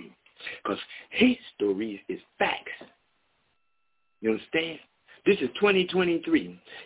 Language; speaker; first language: English; native; English